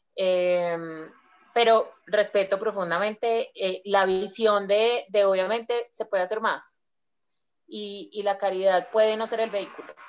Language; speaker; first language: Spanish; native; Spanish